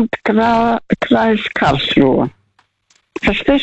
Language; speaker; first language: German; non-native, fluent; Russian